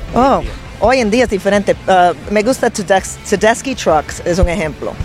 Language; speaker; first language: Spanish; early bilingual, heritage; Spanish